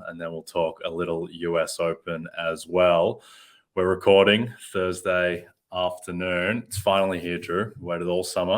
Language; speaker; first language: English; native; English